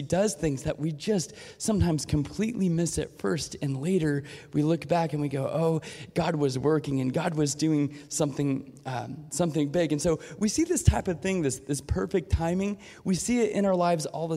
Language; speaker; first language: English; native; English